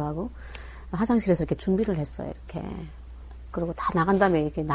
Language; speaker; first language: Korean; native; Korean